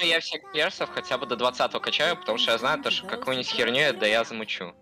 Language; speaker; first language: Russian; native; Russian